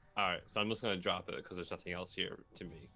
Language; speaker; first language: English; native; English